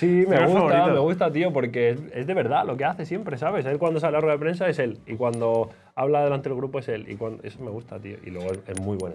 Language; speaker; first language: Spanish; native; Spanish